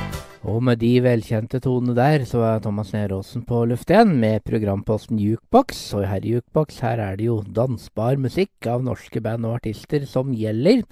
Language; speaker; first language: Norwegian; native; Norwegian